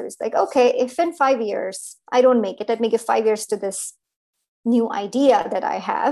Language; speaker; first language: English; non-native, local second language; Hindi